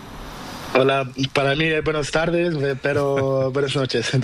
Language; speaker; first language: Spanish; non-native, learner; Portuguese